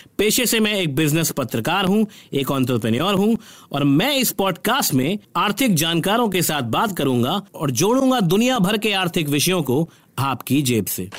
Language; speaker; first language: Hindi; native; Hindi